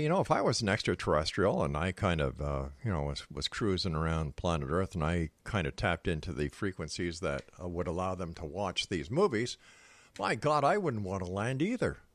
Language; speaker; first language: English; native; English